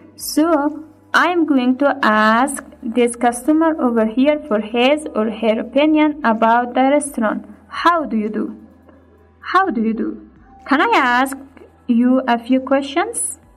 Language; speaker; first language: English; non-native, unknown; Persian